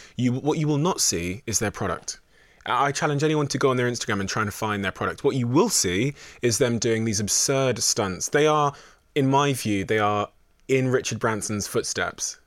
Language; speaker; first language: English; native; English